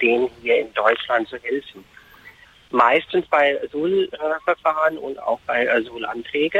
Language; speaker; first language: German; non-native, fluent; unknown